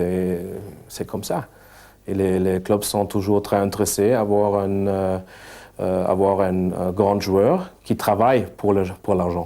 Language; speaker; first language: French; non-native, fluent; German